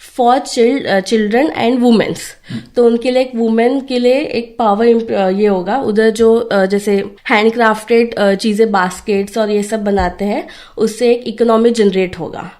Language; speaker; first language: Hindi; non-native, local second language; Marathi